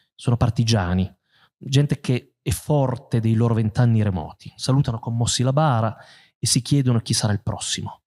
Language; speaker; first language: Italian; native; Italian